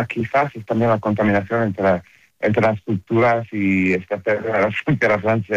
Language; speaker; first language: Spanish; non-native, learner; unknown